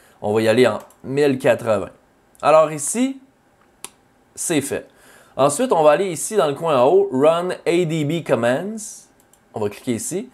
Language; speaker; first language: French; native; French